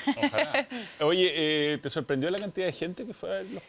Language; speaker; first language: Spanish; native; Spanish